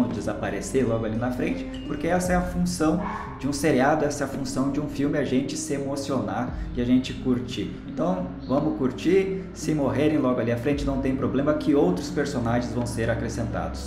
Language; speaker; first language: Portuguese; native; Portuguese